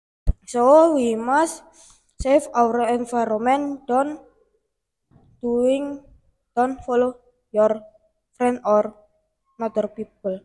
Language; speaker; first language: English; non-native, learner; Indonesian